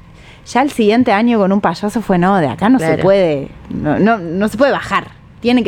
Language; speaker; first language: Spanish; native; Spanish